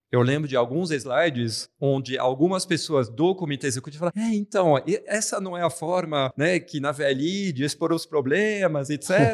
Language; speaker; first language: Portuguese; non-native, fluent; French